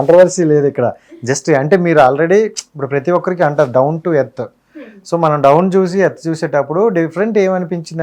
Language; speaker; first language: Telugu; native; Telugu